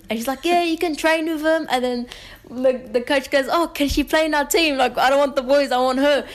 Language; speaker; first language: English; native; English